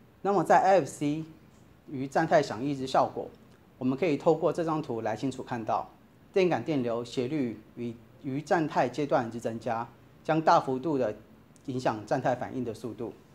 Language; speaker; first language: Chinese; native; Chinese